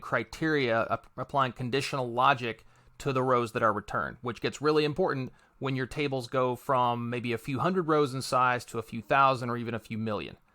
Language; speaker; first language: English; native; English